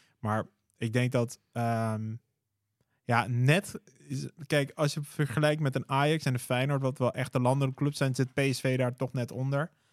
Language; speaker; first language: Dutch; native; Dutch